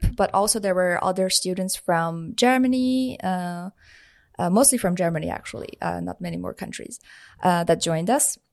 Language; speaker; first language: English; non-native, fluent; Persian